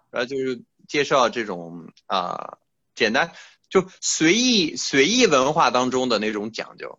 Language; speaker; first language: Chinese; non-native, fluent; French